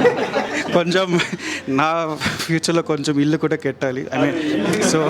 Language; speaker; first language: Telugu; non-native, learner; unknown